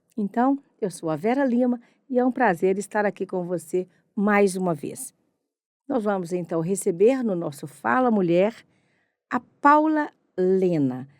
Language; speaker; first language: Portuguese; native; Portuguese